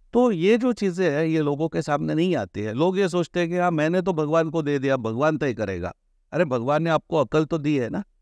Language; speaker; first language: Hindi; non-native, local second language; Marathi